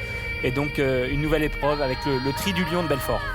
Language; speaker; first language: French; native; French